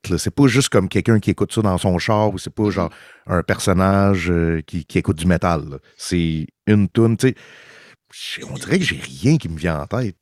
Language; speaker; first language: French; early bilingual, heritage; French